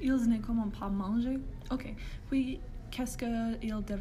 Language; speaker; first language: French; non-native, learner; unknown